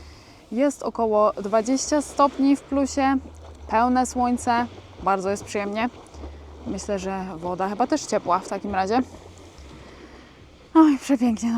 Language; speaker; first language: Polish; native; Polish